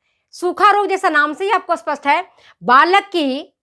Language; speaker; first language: Hindi; native; Hindi